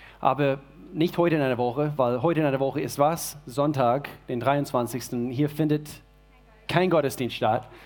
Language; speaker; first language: German; non-native, fluent; English